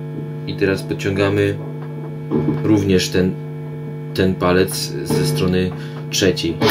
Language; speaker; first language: Polish; native; Polish